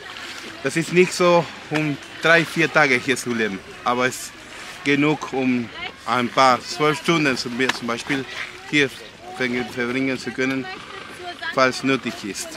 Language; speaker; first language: German; non-native, fluent; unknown